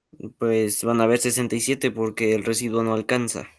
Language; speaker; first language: Spanish; native; Spanish